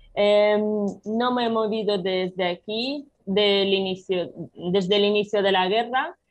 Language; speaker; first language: Spanish; non-native, fluent; Ukrainian